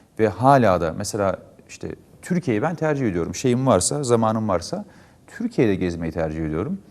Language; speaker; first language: Turkish; early bilingual, heritage; Turkish